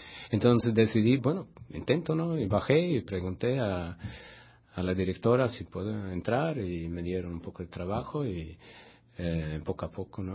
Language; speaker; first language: Spanish; non-native, fluent; Swedish